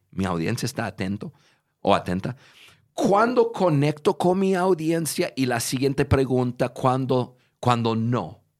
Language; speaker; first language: Spanish; non-native, fluent; English